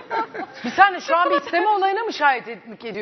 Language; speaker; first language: Turkish; native; Turkish